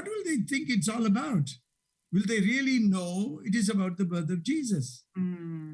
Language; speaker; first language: English; non-native, local second language; Tamil